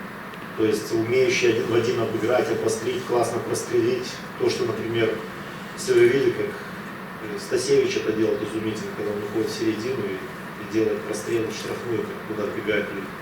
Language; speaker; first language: Russian; native; Russian